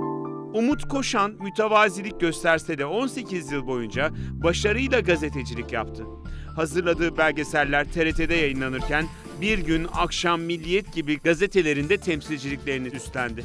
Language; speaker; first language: Turkish; native; Turkish